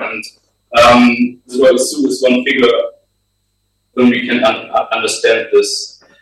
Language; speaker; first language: English; non-native, fluent; German